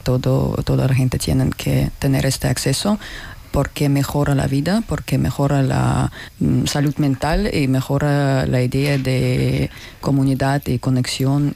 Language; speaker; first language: Spanish; non-native, learner; Russian